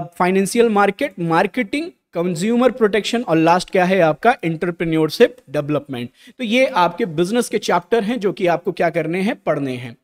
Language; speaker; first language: Hindi; native; Hindi